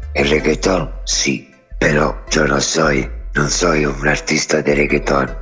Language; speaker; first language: Spanish; non-native, fluent; Italian